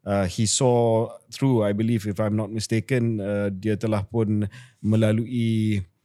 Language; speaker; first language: English; non-native, local second language; Malay